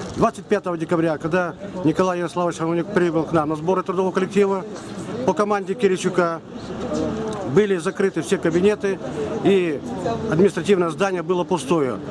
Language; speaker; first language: Russian; non-native, local second language; Ukrainian